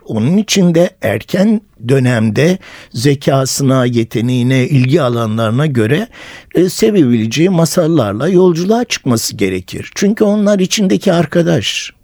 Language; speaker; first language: Turkish; native; Turkish